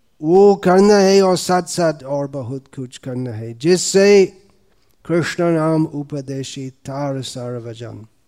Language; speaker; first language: Hindi; non-native, fluent; English